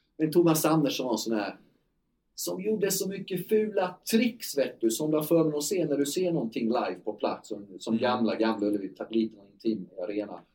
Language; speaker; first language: Swedish; native; Swedish